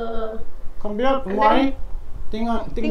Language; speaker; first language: Vietnamese; non-native, learner; Korean